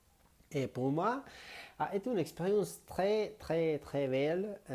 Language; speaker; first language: French; non-native, learner; Spanish